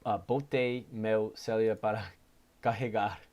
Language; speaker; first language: Portuguese; non-native, learner; English